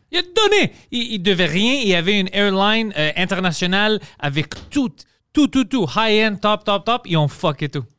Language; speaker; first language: French; non-native, fluent; Greek